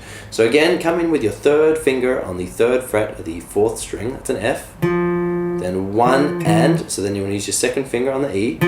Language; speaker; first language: English; native; English